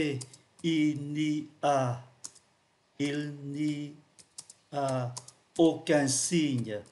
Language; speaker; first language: French; non-native, fluent; Vietnamese